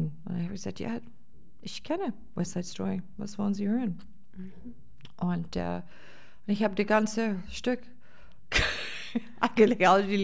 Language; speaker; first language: German; non-native, fluent; English